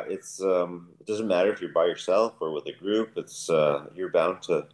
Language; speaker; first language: English; native; English